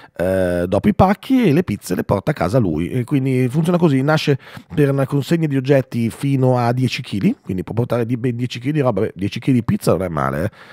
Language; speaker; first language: Italian; native; Italian